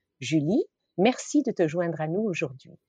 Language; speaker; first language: French; native; French